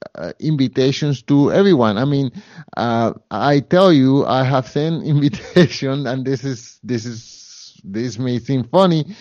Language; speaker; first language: English; non-native, fluent; Spanish